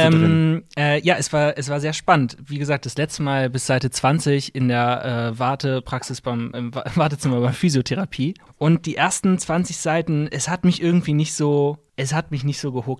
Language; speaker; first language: German; native; German